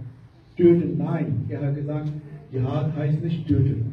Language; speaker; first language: German; non-native, fluent; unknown